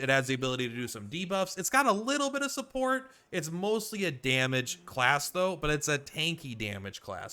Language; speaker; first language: English; native; English